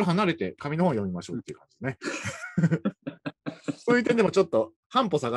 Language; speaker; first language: Japanese; native; Japanese